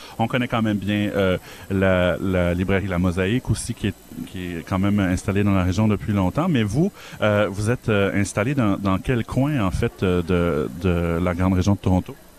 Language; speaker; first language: French; native; French